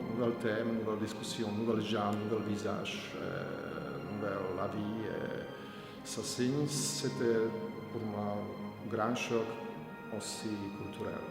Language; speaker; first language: French; non-native, fluent; Slovak